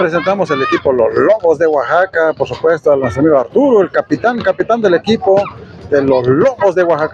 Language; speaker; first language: Spanish; native; Spanish